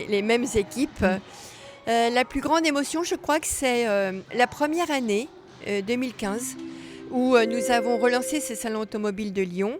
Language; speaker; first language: French; native; French